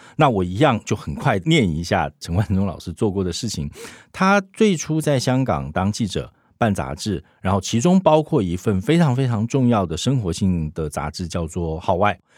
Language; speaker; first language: Chinese; native; Chinese